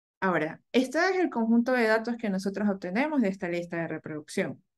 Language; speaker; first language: Spanish; native; Spanish